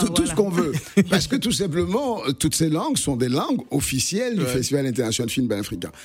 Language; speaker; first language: French; native; French